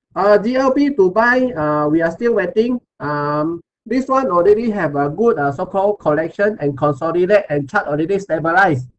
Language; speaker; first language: English; non-native, local second language; Chinese